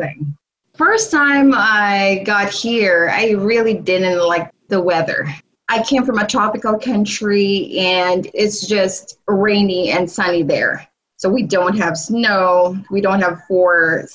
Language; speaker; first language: English; non-native, local second language; Hiligaynon